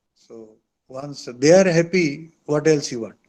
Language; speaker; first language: English; non-native, local second language; Odia